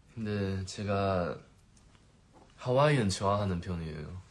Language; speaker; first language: Korean; non-native, fluent; Chinese